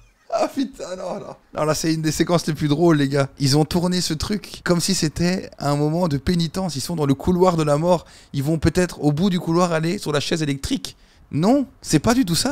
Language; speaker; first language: French; native; French